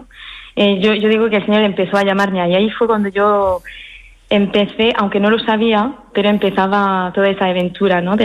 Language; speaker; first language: Spanish; early bilingual, heritage; French